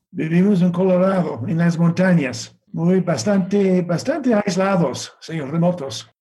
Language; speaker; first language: Spanish; non-native, fluent; English